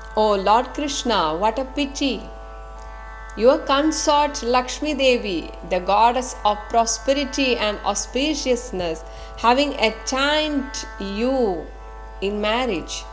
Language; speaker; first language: English; non-native, local second language; Malayalam